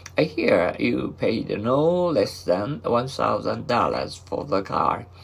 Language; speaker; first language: English; non-native, learner; Japanese